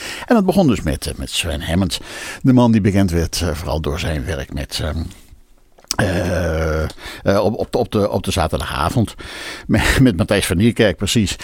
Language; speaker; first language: Dutch; native; Dutch